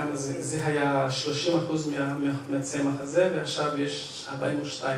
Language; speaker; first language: Hebrew; non-native, fluent; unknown